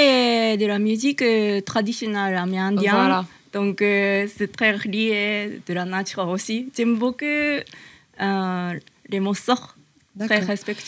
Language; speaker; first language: French; non-native, learner; Japanese